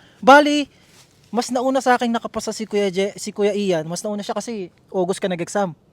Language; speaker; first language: Filipino; native; Filipino